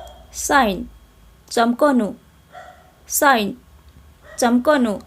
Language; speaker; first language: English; non-native, local second language; Nepali